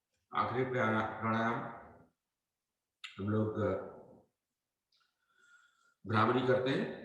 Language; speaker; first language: Hindi; native; Hindi